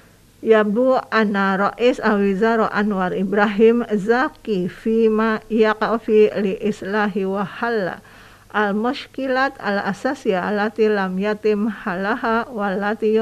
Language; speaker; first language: Arabic; non-native, fluent; Indonesian